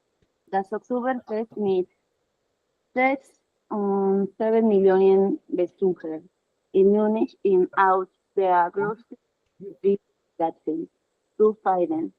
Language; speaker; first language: German; non-native, learner; Spanish